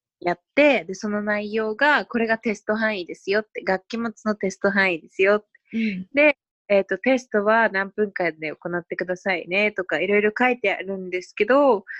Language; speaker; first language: Japanese; early bilingual, other home language; Spanish